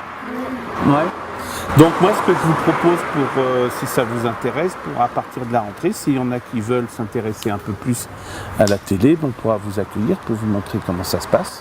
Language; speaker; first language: French; native; French